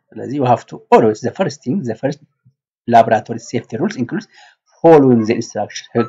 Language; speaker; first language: English; non-native, local second language; Amharic